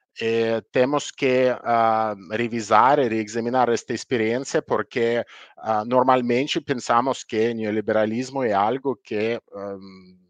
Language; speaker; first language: Portuguese; non-native, learner; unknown